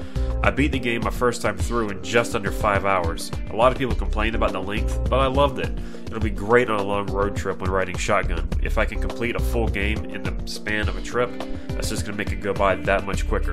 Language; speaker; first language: English; native; English